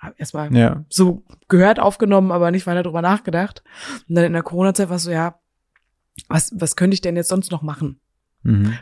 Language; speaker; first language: German; native; German